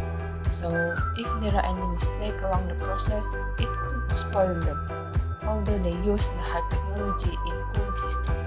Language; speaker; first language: English; non-native, learner; Indonesian